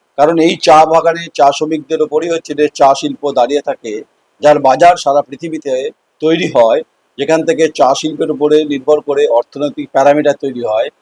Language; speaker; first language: Bangla; native; Bangla